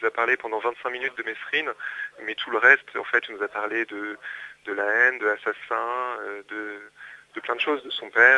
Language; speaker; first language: French; native; French